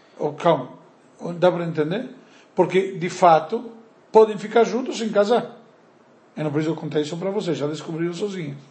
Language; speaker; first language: Portuguese; native; Portuguese